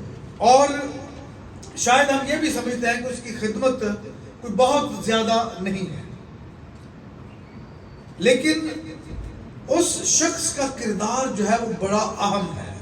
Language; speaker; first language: Urdu; native; Urdu